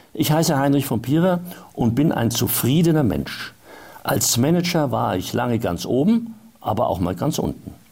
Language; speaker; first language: German; native; German